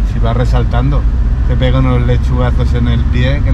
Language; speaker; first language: Spanish; native; Spanish